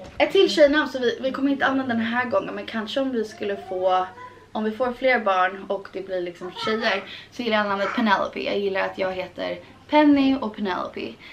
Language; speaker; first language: Swedish; early bilingual, heritage; Swedish